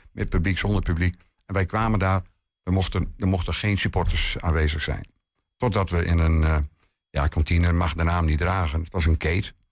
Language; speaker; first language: Dutch; native; Dutch